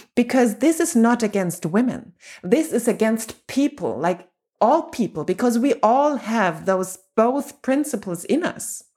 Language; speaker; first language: English; non-native, fluent; German